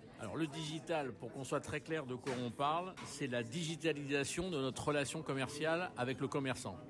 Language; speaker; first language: French; native; French